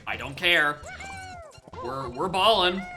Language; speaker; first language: English; native; English